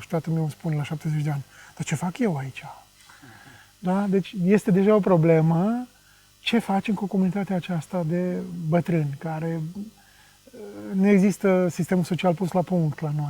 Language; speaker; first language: Romanian; non-native, local second language; Czech